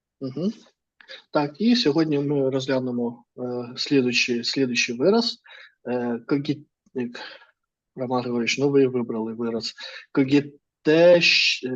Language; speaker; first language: Ukrainian; non-native, fluent; Russian